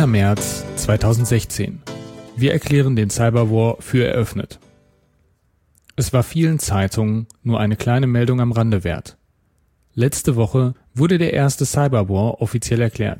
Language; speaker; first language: German; native; German